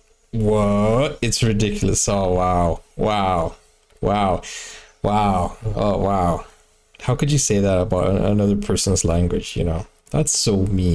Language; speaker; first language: English; native; English